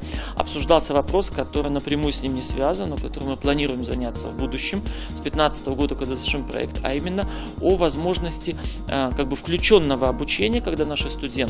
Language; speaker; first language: Russian; native; Russian